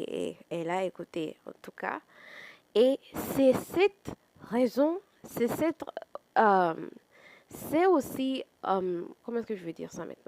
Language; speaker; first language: French; non-native, fluent; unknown